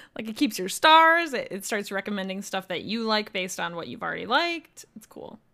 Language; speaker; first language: English; native; English